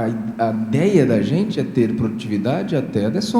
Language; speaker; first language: Portuguese; native; Portuguese